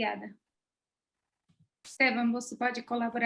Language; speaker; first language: Portuguese; non-native, fluent; Spanish